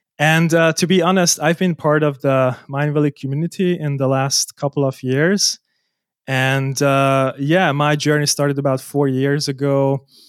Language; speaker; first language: English; non-native, fluent; Hungarian